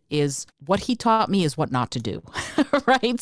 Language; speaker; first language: English; early bilingual, other home language; Russian